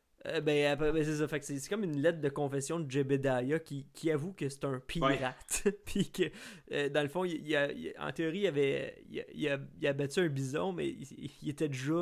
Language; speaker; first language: French; native; French